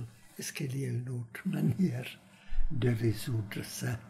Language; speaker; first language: French; non-native, fluent; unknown